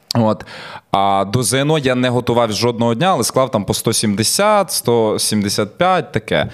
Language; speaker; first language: Ukrainian; native; Ukrainian